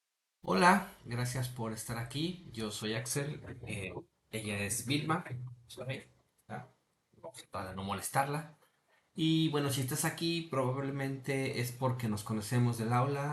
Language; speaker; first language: Spanish; native; Spanish